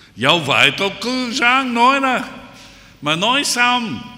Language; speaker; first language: Vietnamese; non-native, fluent; English